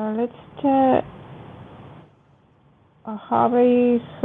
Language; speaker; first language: German; non-native, learner; Macedonian